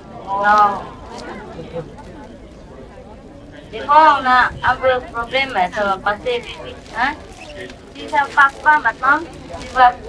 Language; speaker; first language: French; non-native, learner; Vietnamese